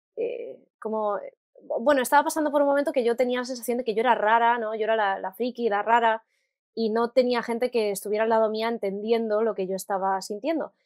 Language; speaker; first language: Spanish; native; Spanish